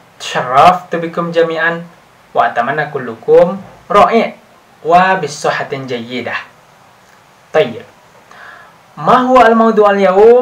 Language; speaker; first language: Arabic; non-native, learner; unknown